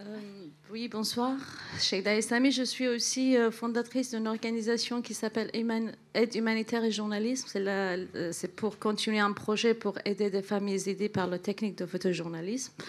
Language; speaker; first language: French; non-native, fluent; Central Kurdish